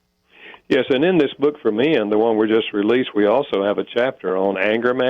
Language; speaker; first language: English; native; English